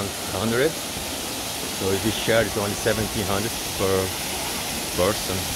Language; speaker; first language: English; non-native, fluent; Portuguese